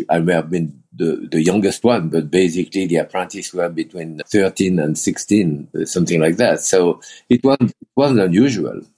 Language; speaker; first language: English; non-native, fluent; French